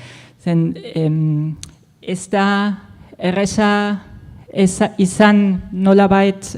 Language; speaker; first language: Basque; non-native, fluent; German